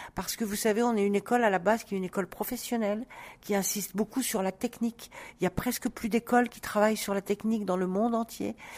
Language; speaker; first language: French; native; French